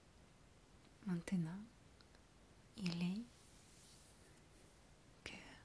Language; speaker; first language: French; non-native, fluent; Russian